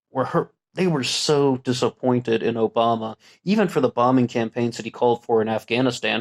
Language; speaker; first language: English; native; English